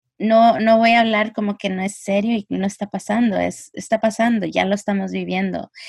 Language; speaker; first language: Spanish; early bilingual, heritage; Spanish